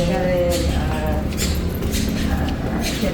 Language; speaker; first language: Spanish; non-native, learner; English